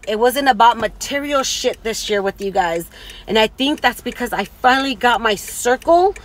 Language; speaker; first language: English; early bilingual, other home language; Spanish